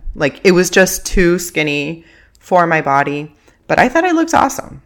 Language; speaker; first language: English; early bilingual, other home language; Spanish